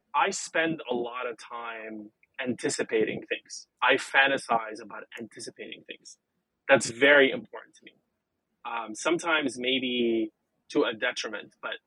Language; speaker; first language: English; non-native, fluent; Arabic